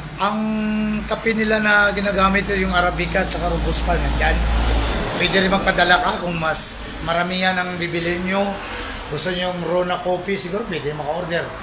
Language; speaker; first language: Filipino; non-native, local second language; Hiligaynon